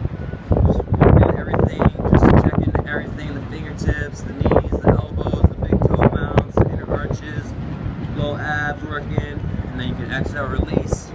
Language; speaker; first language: English; native; English